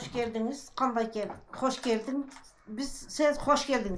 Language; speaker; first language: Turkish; non-native, local second language; Kyrgyz